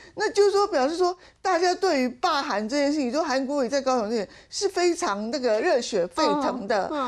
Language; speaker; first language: Chinese; native; Chinese